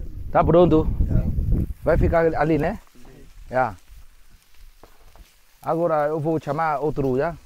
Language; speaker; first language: Portuguese; non-native, learner; Vietnamese